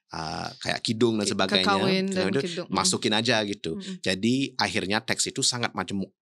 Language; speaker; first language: Indonesian; early bilingual, heritage; English